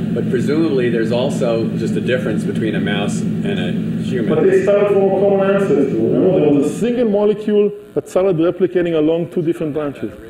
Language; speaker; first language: English; non-native, fluent; Hebrew